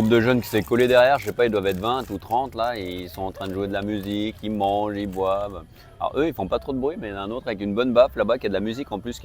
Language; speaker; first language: French; native; French